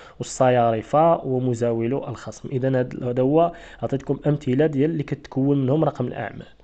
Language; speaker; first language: Arabic; native; Arabic